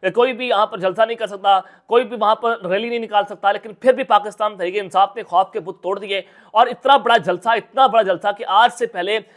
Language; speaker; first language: Urdu; non-native, local second language; Punjabi